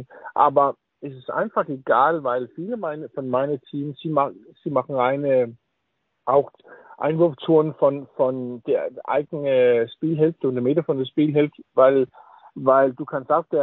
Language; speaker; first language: German; non-native, learner; Danish